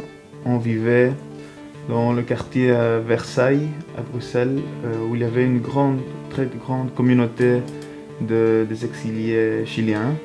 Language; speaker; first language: French; early bilingual, other home language; Spanish